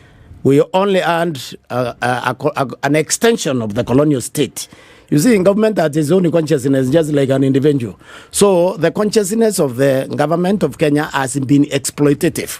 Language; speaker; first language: English; non-native, local second language; Meru